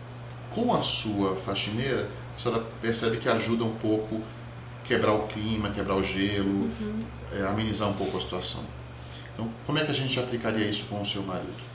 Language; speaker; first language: Portuguese; native; Portuguese